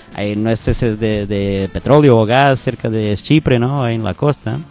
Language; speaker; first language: Spanish; native; Spanish